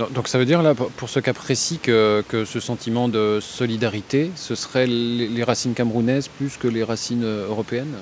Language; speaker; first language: French; native; French